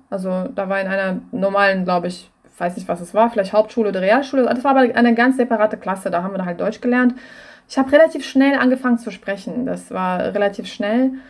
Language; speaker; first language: German; non-native, fluent; Russian